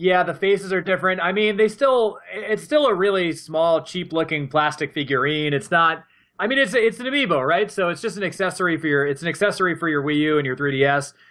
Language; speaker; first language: English; native; English